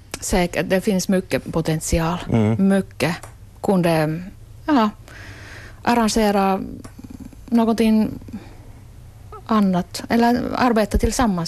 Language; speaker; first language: Swedish; non-native, local second language; Finnish